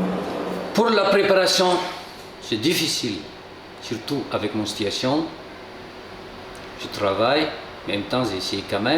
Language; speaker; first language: French; non-native, local second language; Malagasy